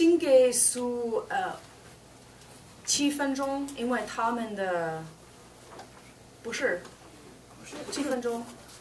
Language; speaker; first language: Chinese; non-native, learner; English